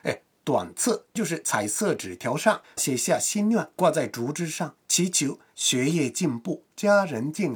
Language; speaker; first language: Chinese; non-native, fluent; Japanese